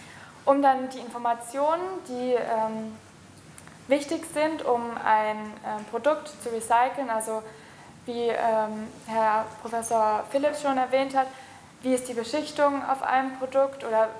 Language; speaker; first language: German; native; German